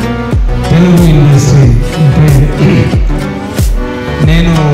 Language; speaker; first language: Telugu; non-native, local second language; Tamil